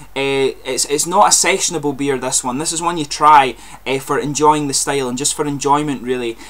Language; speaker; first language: English; native; English